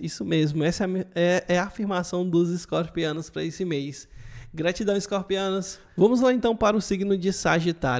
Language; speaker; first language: Portuguese; native; Portuguese